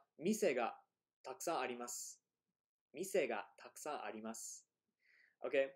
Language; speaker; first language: Japanese; non-native, fluent; English